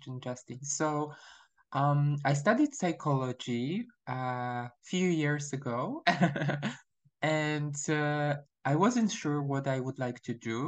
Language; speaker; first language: English; non-native, fluent; Polish